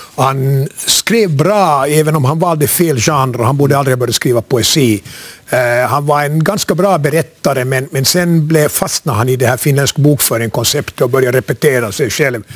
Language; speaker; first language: Swedish; native; Swedish